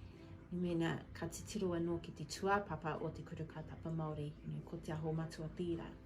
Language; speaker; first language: Māori; non-native, local second language; English